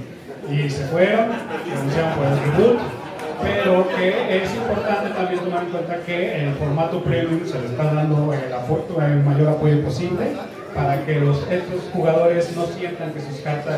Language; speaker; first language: Spanish; native; Spanish